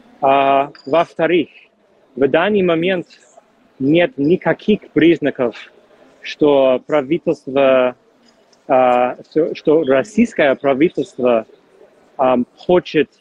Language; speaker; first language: Russian; non-native, fluent; English